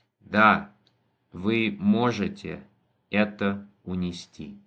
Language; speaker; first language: Russian; non-native, fluent; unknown